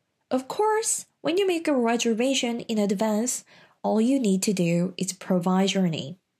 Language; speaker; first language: English; non-native, fluent; Korean